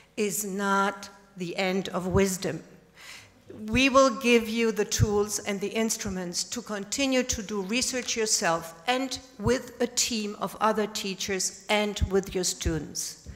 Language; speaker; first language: English; non-native, fluent; German